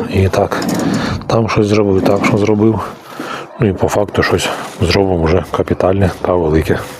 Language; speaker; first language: Ukrainian; native; Ukrainian